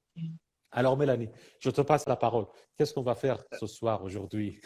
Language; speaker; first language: French; non-native, fluent; Persian